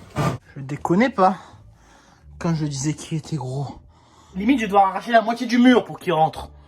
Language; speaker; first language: French; native; French